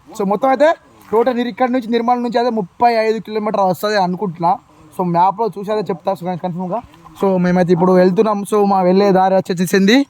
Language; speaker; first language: Telugu; native; Telugu